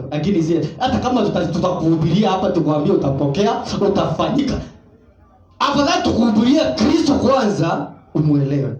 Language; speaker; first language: Swahili; non-native, local second language; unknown